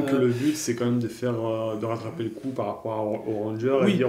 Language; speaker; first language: French; native; French